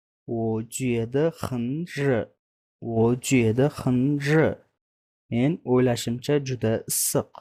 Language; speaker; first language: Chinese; non-native, fluent; Uzbek